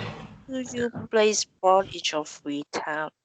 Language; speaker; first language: English; non-native, learner; Vietnamese